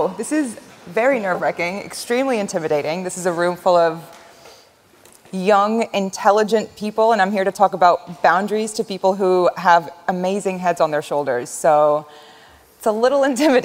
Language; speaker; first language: English; early bilingual, other home language; Arabic